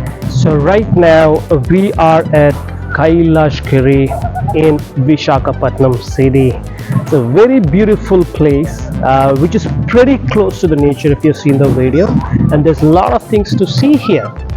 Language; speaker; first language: English; non-native, local second language; Telugu